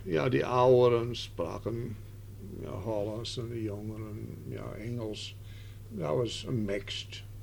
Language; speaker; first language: Dutch; early bilingual, heritage; Dutch